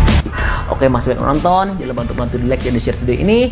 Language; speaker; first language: Indonesian; native; Indonesian